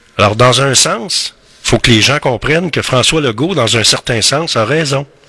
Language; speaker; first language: French; native; French